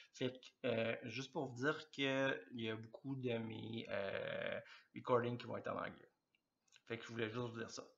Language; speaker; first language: French; native; French